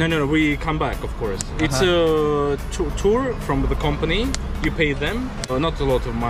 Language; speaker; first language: English; non-native, learner; Russian